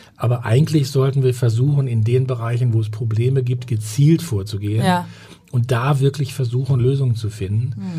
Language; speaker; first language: German; native; German